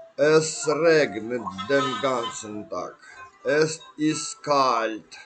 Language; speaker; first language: German; non-native, learner; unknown